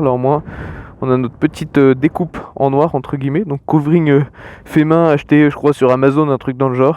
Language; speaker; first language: French; native; French